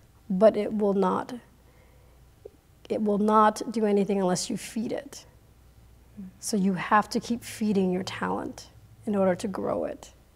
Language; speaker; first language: English; early bilingual, other home language; Khmer